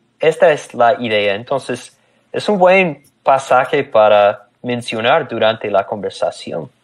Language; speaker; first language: Spanish; non-native, fluent; English